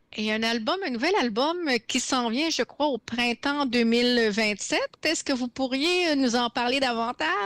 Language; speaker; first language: French; native; French